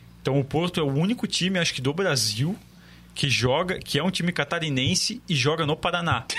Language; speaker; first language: Portuguese; native; Portuguese